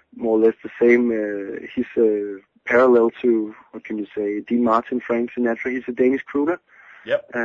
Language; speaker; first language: English; non-native, fluent; Danish